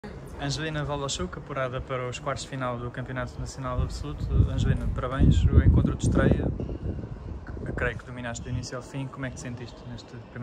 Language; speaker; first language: Portuguese; native; Portuguese